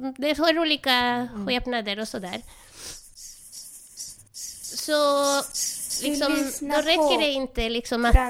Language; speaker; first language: Swedish; non-native, fluent; Spanish